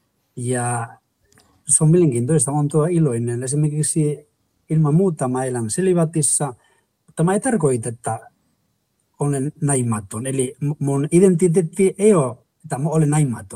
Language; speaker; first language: Finnish; non-native, fluent; Spanish